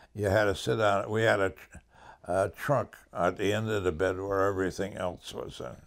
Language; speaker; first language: English; native; English